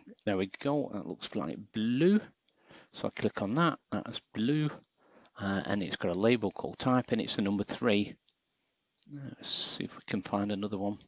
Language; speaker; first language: English; native; English